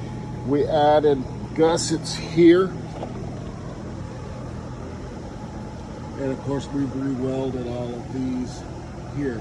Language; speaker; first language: English; native; English